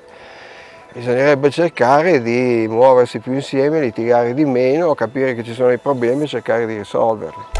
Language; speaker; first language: Italian; native; Italian